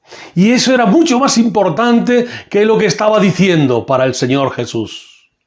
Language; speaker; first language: Spanish; native; Spanish